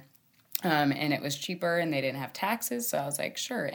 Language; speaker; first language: English; native; English